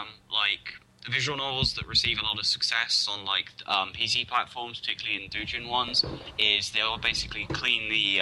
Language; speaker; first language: English; native; English